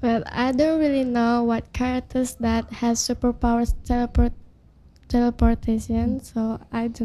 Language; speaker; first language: English; non-native, learner; Indonesian